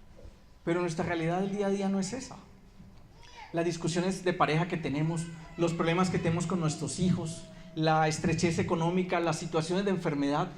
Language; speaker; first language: Spanish; native; Spanish